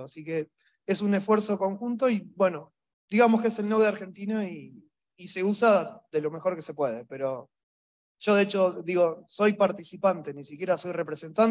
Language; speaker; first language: Spanish; native; Spanish